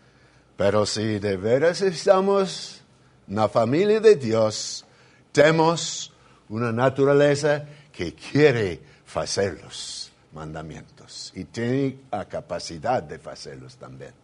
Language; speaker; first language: Spanish; non-native, fluent; English